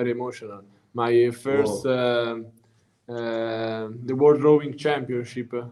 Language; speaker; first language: English; non-native, learner; Italian